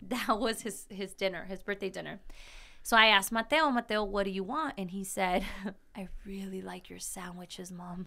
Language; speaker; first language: English; early bilingual, other home language; Spanish